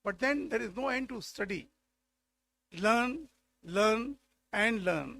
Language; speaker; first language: English; non-native, local second language; Marathi